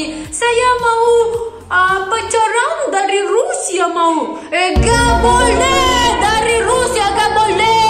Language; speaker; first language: Indonesian; non-native, learner; Russian